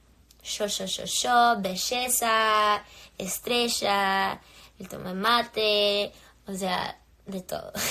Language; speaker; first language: Spanish; early bilingual, heritage; English